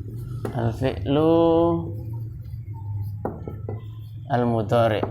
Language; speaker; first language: Arabic; non-native, fluent; Indonesian